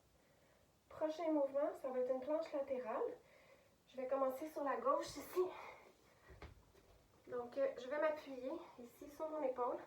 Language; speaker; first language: French; native; French